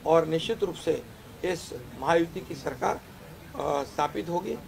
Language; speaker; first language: Hindi; non-native, local second language; Marathi